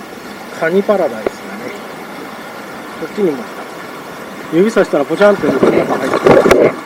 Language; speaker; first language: Japanese; native; Japanese